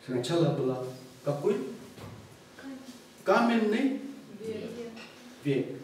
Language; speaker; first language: Russian; non-native, fluent; Korean